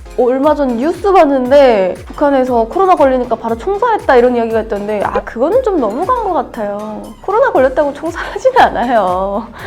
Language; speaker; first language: Korean; native; Korean